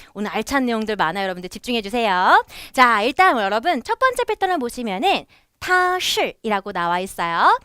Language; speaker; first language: Korean; native; Korean